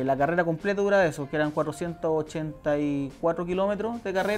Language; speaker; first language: Spanish; native; Spanish